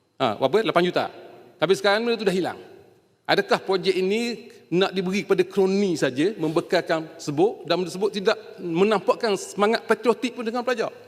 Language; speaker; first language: Malay; native; Malay